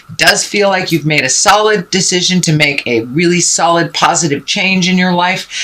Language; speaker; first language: English; native; English